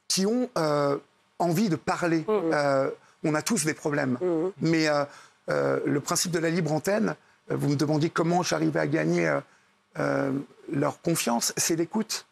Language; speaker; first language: French; native; French